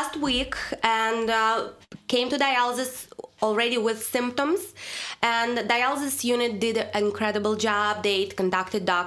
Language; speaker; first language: English; non-native, fluent; Russian